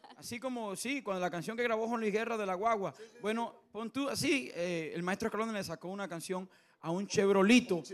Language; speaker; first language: Spanish; native; Spanish